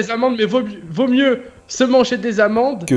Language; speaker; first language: French; native; French